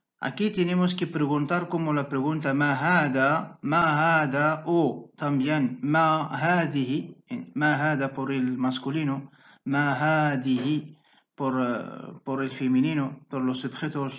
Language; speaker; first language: Spanish; non-native, fluent; Arabic